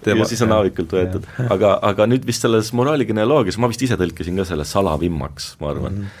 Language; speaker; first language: Estonian; native; Estonian